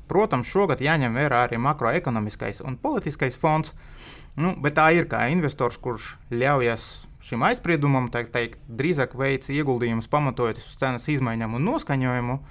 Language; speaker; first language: Latvian; non-native, local second language; Russian